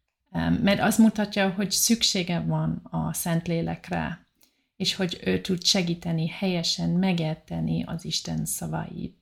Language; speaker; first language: Hungarian; non-native, learner; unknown